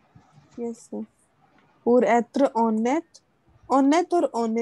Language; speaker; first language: French; non-native, learner; Hindi